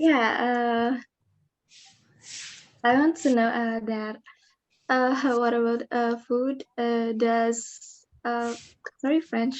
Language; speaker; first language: English; non-native, learner; Indonesian